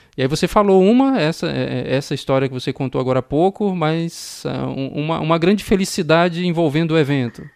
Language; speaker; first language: Portuguese; native; Portuguese